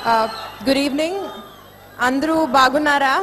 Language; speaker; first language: Telugu; non-native, learner; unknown